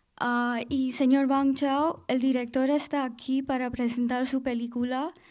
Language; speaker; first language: Spanish; non-native, fluent; Chinese